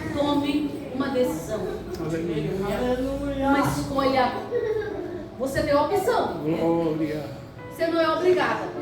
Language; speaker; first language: Portuguese; native; Portuguese